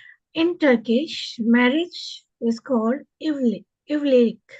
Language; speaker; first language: English; non-native, local second language; Hindi